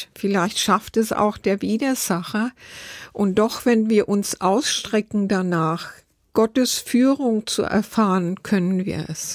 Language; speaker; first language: German; native; German